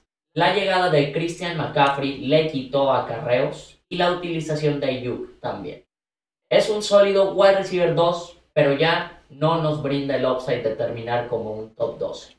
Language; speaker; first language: Spanish; native; Spanish